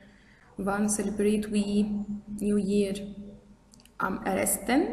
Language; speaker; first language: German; non-native, fluent; Arabic